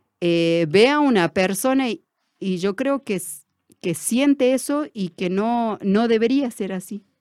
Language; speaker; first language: Spanish; native; Spanish